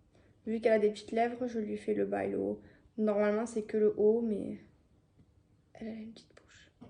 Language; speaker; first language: French; native; French